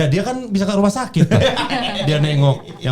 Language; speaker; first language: Indonesian; native; Indonesian